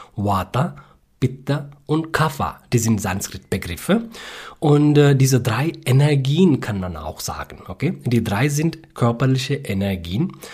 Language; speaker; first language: German; non-native, learner; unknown